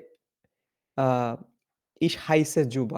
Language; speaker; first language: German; non-native, learner; Bangla